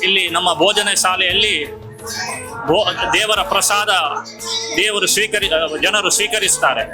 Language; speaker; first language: Kannada; non-native, local second language; Konkani